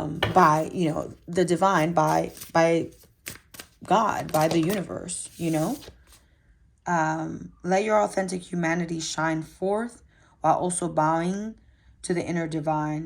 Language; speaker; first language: English; native; English